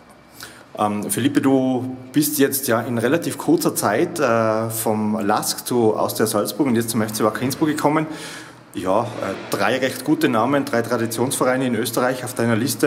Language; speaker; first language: German; native; German